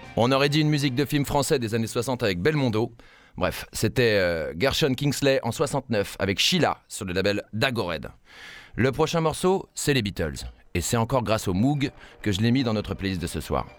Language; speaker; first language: French; native; French